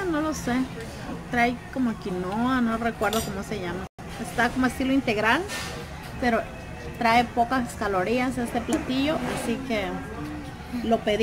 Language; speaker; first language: Spanish; native; Spanish